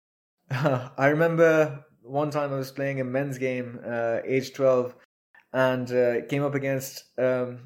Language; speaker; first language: English; non-native, local second language; Urdu